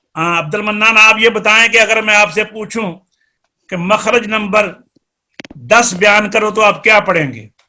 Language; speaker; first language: Urdu; non-native, local second language; Punjabi